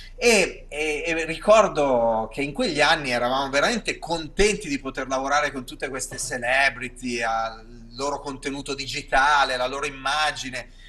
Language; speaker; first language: Italian; native; Italian